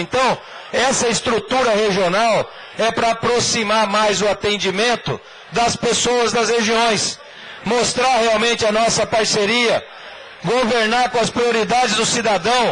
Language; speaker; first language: Portuguese; native; Portuguese